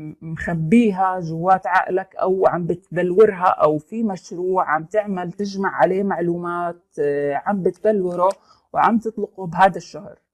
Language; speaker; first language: Arabic; native; Arabic